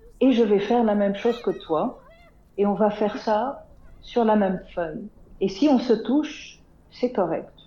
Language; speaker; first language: French; non-native, local second language; Arabic